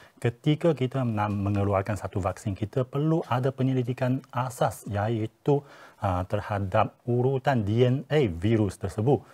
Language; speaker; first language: Malay; non-native, fluent; Chinese